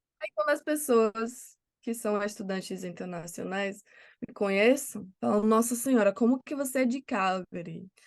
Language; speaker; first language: Portuguese; non-native, fluent; English